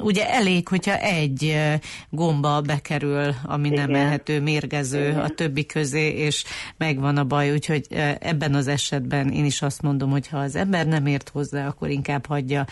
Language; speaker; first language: Hungarian; native; Hungarian